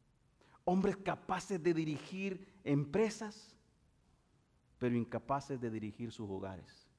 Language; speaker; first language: Spanish; native; Spanish